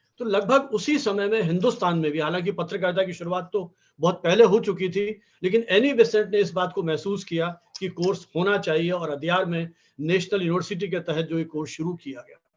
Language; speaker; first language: Hindi; native; Hindi